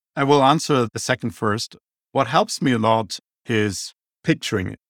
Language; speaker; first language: English; non-native, fluent; German